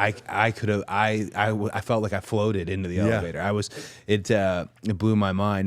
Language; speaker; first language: English; native; English